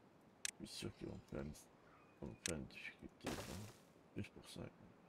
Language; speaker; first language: French; native; French